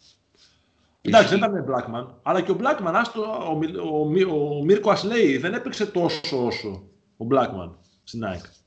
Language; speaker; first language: Greek; native; Greek